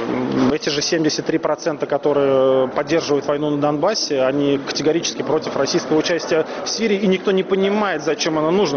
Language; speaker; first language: Russian; native; Russian